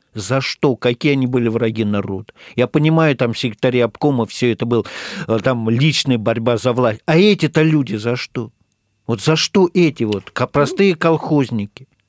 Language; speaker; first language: Russian; native; Russian